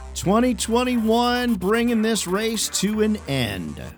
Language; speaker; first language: English; native; English